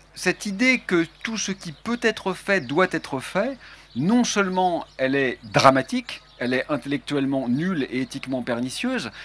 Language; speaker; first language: French; native; French